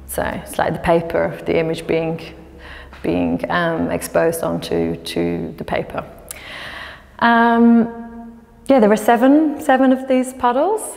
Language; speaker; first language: English; native; English